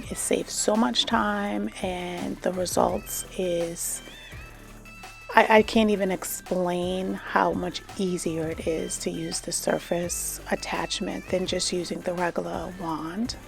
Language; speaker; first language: English; native; English